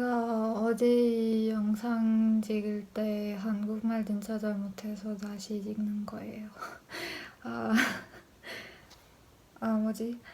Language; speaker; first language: Korean; non-native, learner; English